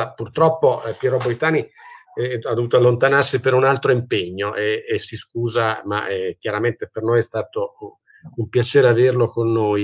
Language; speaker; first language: Italian; native; Italian